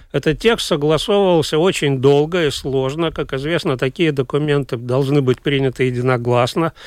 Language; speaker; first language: Russian; native; Russian